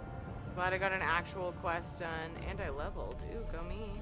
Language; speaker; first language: English; native; English